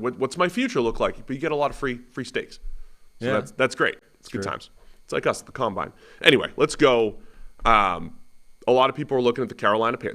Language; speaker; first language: English; native; English